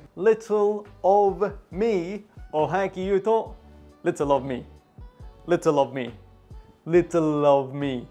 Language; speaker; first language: English; native; English